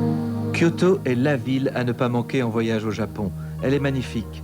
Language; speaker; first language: French; native; French